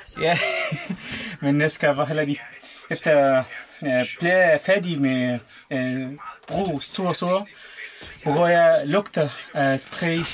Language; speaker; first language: Norwegian; non-native, learner; Arabic